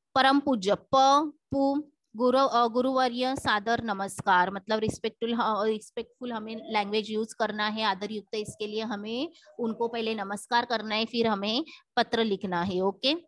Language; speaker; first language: Hindi; non-native, local second language; Marathi